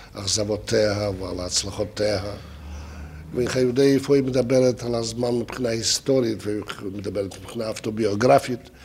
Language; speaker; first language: Hebrew; non-native, fluent; Russian